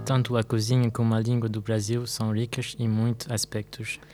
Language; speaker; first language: Portuguese; non-native, learner; French